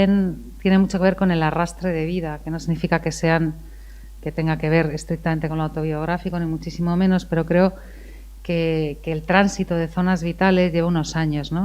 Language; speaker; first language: Spanish; native; Spanish